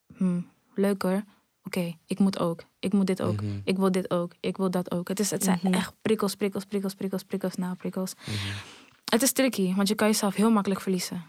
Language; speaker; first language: Dutch; native; Dutch